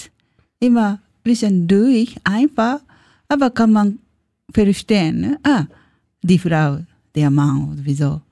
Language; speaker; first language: German; non-native, learner; Japanese